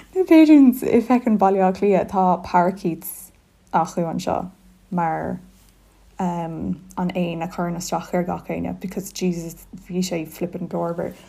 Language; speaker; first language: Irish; non-native, local second language; English